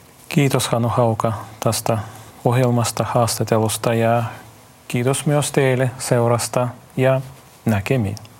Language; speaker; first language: Finnish; non-native, fluent; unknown